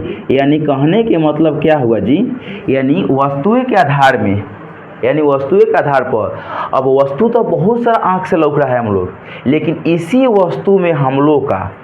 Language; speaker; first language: Hindi; native; Hindi